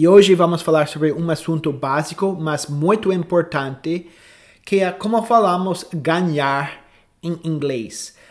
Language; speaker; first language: Portuguese; non-native, fluent; English